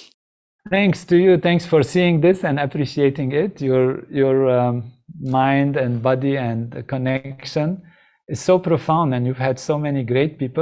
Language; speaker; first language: English; non-native, fluent; Arabic